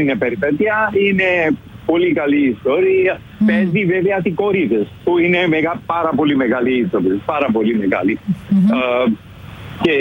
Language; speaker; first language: Greek; non-native, learner; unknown